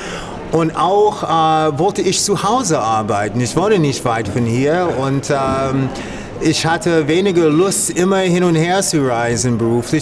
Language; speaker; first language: German; non-native, fluent; English